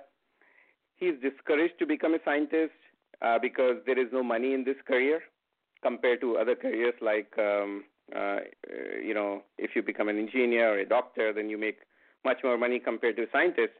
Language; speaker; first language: English; non-native, local second language; Hindi